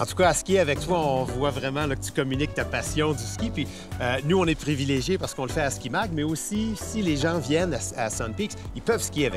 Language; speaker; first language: French; native; French